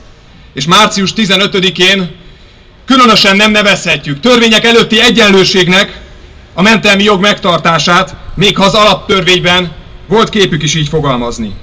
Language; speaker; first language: Hungarian; native; Hungarian